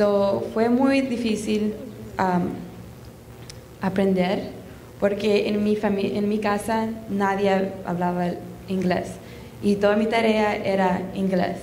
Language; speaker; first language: Spanish; early bilingual, heritage; Spanish